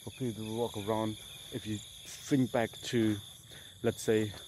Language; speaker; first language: English; non-native, fluent; Khmer